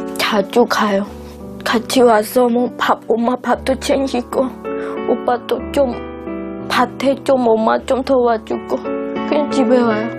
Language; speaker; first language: Korean; non-native, learner; Khmer